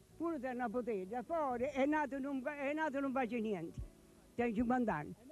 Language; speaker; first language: Italian; native; Italian